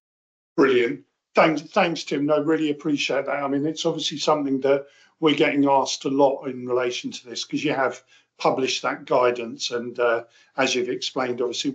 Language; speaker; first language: English; native; English